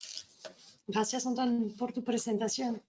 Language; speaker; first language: Spanish; non-native, fluent; French